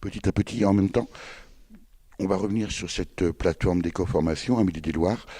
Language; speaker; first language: French; native; French